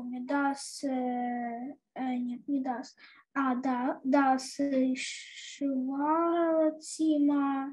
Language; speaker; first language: German; non-native, learner; Ukrainian